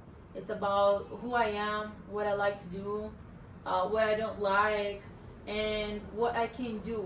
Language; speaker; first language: English; non-native, learner; Portuguese